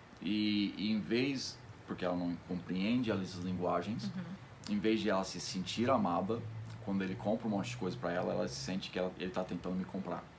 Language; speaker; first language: Portuguese; non-native, fluent; English